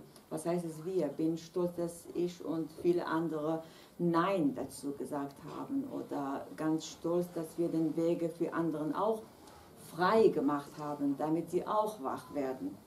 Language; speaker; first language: German; non-native, fluent; Kurdish